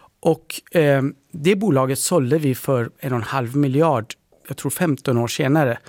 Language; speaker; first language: Swedish; early bilingual, other home language; Persian